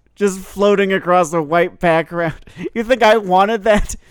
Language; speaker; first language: English; native; English